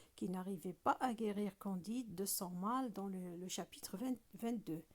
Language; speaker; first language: French; non-native, local second language; Arabic